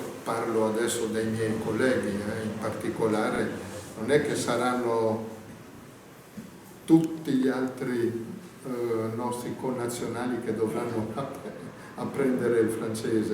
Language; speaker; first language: Italian; native; Italian